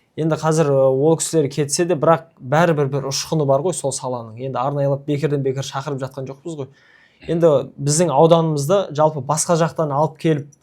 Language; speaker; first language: Kazakh; native; Kazakh